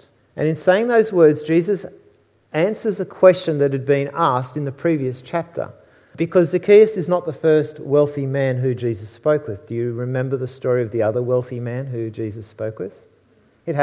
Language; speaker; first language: English; native; English